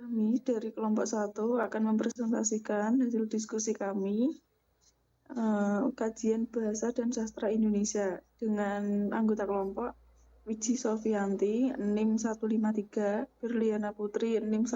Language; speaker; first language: Indonesian; native; Indonesian